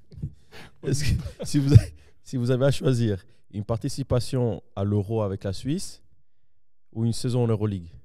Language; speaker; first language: French; native; French